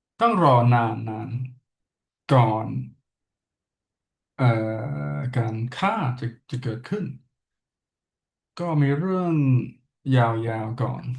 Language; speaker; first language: Thai; non-native, learner; English